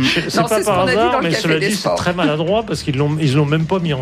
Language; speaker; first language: French; native; French